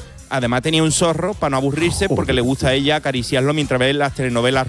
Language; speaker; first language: Spanish; native; Spanish